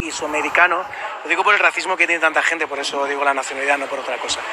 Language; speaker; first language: Spanish; native; Spanish